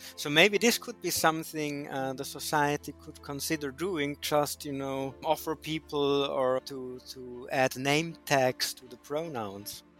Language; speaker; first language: English; non-native, fluent; German